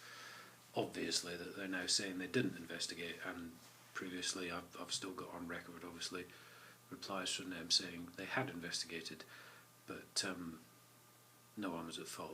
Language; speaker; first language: English; native; English